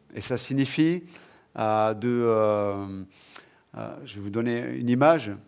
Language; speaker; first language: French; native; French